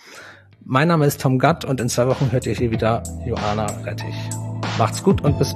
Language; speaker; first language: German; native; German